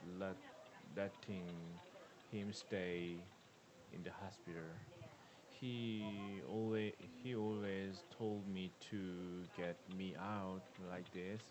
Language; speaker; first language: English; non-native, learner; Korean